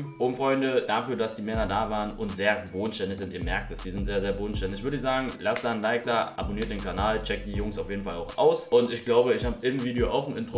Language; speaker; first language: German; native; German